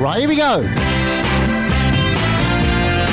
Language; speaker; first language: English; native; English